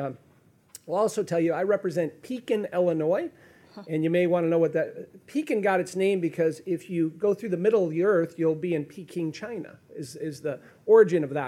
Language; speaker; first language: English; native; English